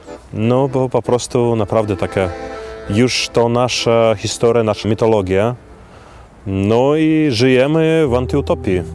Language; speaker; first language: Polish; non-native, fluent; Belarusian